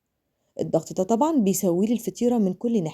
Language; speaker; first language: Arabic; native; Arabic